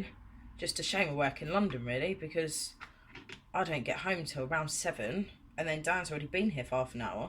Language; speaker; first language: English; native; English